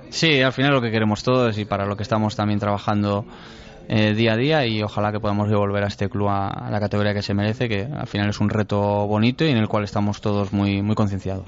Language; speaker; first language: Spanish; native; Spanish